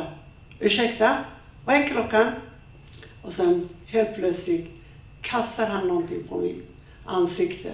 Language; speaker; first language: Swedish; non-native, fluent; Persian